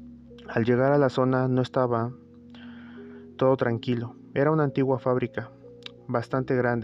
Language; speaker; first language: Spanish; native; Spanish